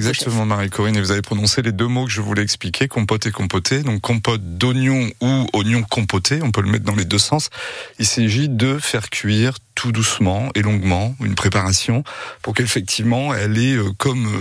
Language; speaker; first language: French; native; French